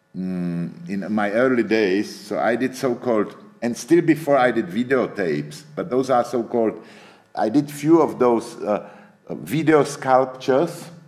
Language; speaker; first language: English; non-native, fluent; Czech